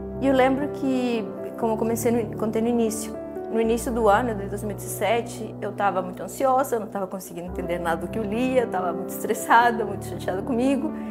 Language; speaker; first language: Portuguese; non-native, fluent; Spanish